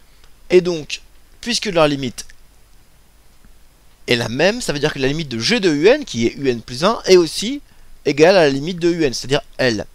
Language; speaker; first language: French; native; French